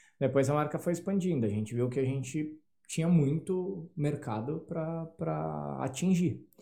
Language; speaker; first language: Portuguese; native; Portuguese